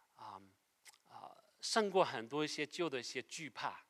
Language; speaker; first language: Chinese; non-native, fluent; French